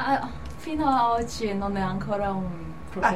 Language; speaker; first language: Italian; non-native, learner; Cantonese